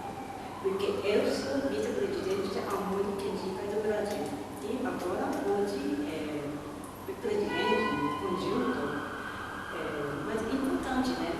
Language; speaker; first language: Portuguese; non-native, learner; Japanese